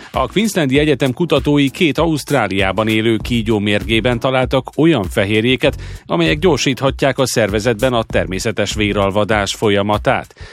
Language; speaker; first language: Hungarian; native; Hungarian